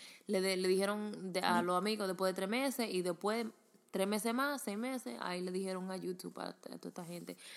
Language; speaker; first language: Spanish; early bilingual, heritage; Spanish